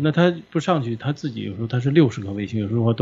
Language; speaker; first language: Chinese; native; Chinese